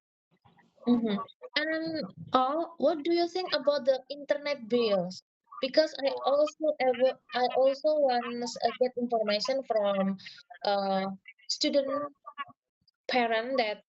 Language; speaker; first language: English; non-native, learner; Indonesian